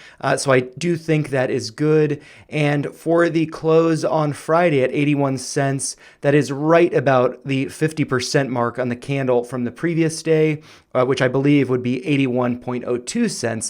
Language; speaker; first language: English; native; English